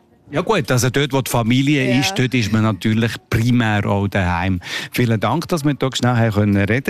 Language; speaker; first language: German; native; German